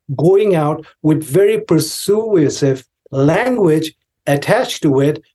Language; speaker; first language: English; non-native, local second language; Tibetan